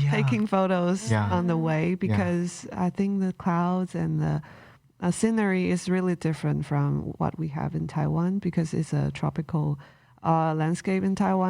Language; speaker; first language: English; non-native, local second language; Chinese